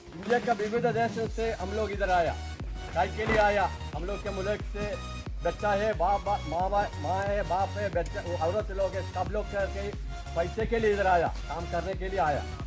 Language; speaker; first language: Hindi; non-native, local second language; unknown